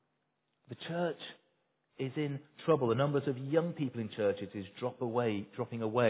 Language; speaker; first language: English; native; English